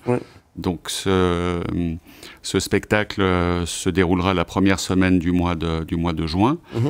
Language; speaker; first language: French; native; French